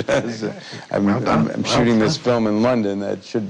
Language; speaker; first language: English; native; English